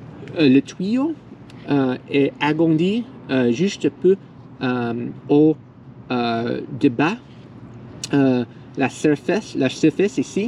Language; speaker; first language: French; non-native, learner; English